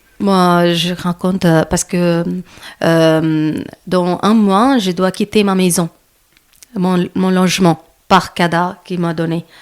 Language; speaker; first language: French; non-native, learner; Malayalam